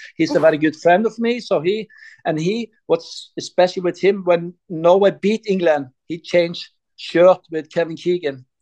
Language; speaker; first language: English; non-native, learner; Norwegian